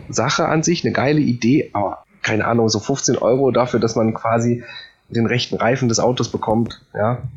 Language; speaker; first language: German; early bilingual, other home language; Polish